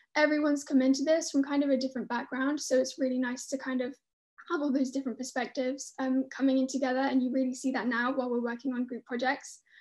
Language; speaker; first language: English; native; English